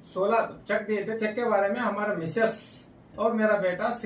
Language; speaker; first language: Hindi; non-native, local second language; Kannada